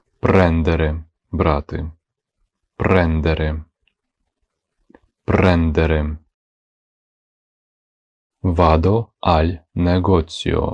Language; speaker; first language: Italian; non-native, fluent; Ukrainian